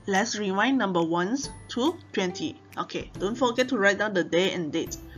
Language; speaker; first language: English; non-native, local second language; Chinese